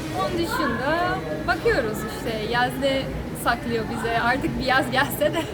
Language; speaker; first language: Turkish; non-native, fluent; Portuguese